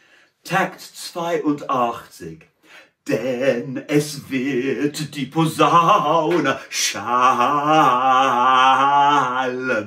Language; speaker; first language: German; non-native, fluent; English